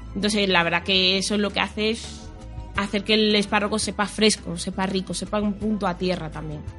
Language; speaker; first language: Spanish; native; Spanish